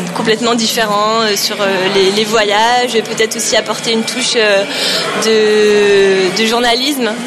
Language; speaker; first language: French; native; French